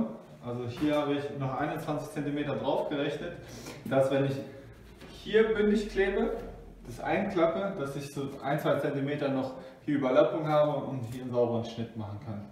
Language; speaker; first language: German; native; German